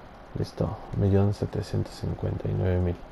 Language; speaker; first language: Spanish; native; Spanish